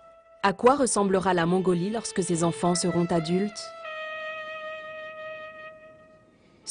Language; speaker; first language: French; native; French